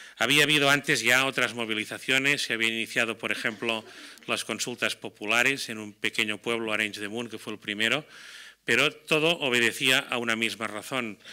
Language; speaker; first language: Spanish; non-native, local second language; Catalan